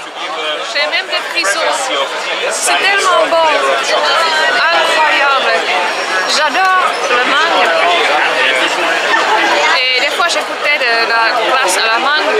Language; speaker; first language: French; non-native, fluent; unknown